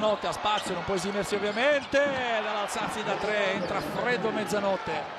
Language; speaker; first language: Italian; native; Italian